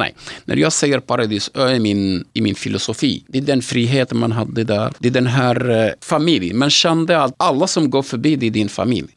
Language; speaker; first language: Swedish; non-native, fluent; Arabic